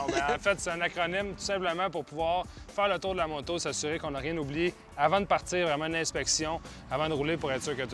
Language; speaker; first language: French; native; French